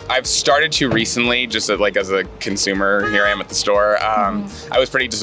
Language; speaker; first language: English; native; English